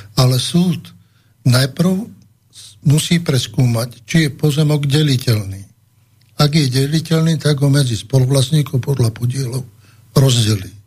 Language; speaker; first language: Slovak; native; Slovak